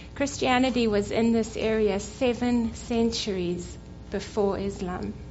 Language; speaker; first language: English; native; English